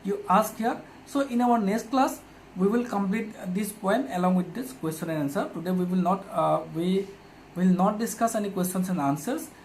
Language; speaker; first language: English; non-native, local second language; Assamese